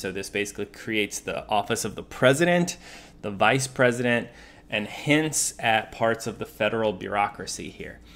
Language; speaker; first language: English; native; English